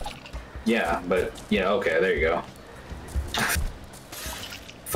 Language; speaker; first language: English; native; English